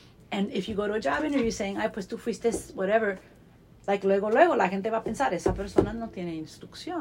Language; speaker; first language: Spanish; non-native, fluent; English